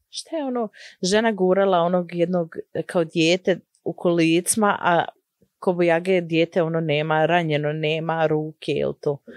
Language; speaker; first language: Croatian; early bilingual, heritage; Bosnian